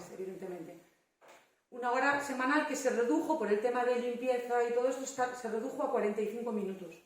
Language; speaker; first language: Spanish; native; Spanish